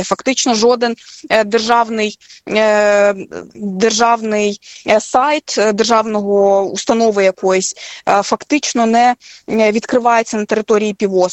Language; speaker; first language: Ukrainian; native; Ukrainian